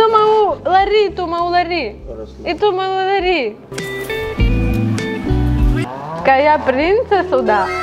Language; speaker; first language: Indonesian; non-native, learner; Russian